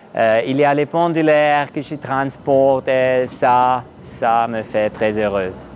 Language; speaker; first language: French; non-native, learner; German